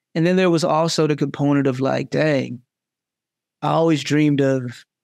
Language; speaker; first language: English; native; English